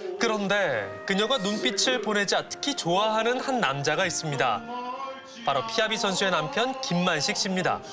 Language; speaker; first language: Korean; native; Korean